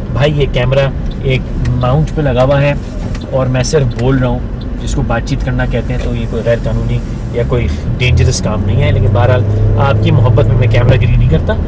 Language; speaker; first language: Urdu; native; Urdu